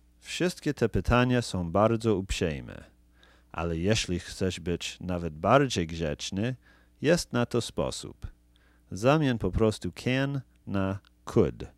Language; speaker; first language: Polish; non-native, fluent; English